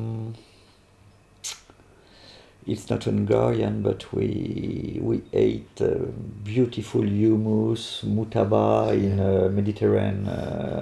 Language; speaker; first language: English; non-native, learner; French